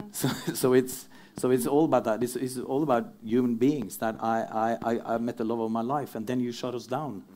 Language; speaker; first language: English; non-native, fluent; Norwegian